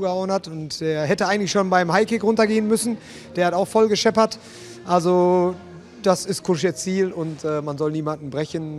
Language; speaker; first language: German; native; German